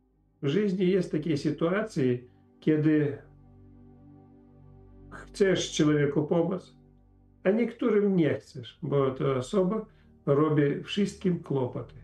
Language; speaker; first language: Polish; non-native, learner; Ukrainian